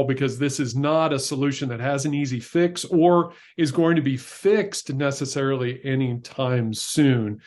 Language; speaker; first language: English; native; English